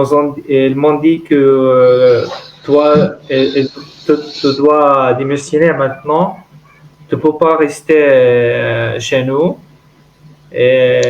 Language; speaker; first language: French; non-native, learner; Arabic